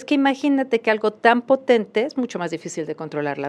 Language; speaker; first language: Spanish; native; Spanish